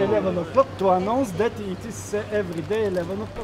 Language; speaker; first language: English; non-native, learner; Bulgarian